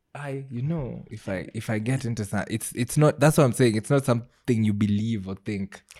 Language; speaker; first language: English; non-native, local second language; Gusii